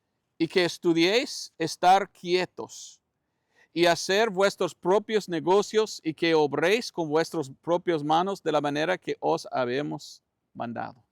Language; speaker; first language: Spanish; non-native, fluent; English